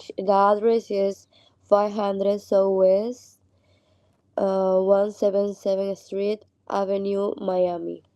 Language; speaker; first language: English; non-native, learner; Spanish